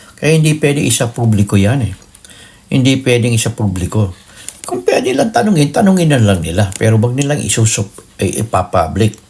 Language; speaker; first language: Filipino; native; Filipino